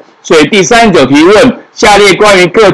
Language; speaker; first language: Chinese; native; Chinese